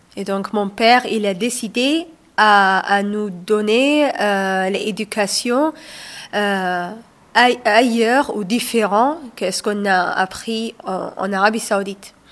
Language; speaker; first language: French; non-native, learner; Somali